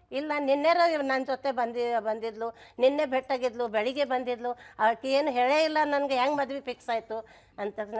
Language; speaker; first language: Kannada; non-native, local second language; Marathi